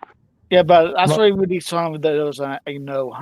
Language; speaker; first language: English; native; English